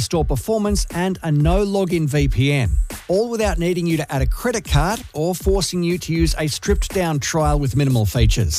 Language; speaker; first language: English; native; English